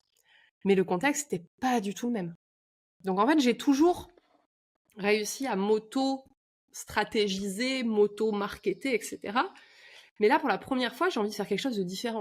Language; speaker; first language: French; native; French